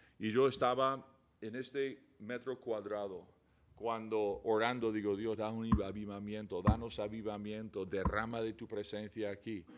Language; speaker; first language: Spanish; non-native, fluent; English